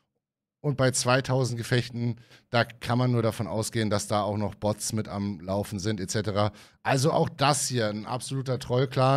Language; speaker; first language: German; native; German